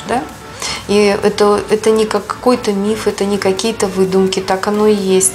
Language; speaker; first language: Russian; native; Russian